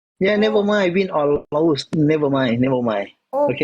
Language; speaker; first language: English; non-native, learner; Thai